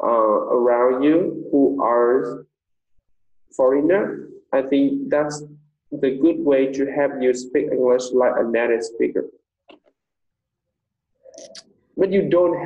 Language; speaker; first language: English; non-native, fluent; Vietnamese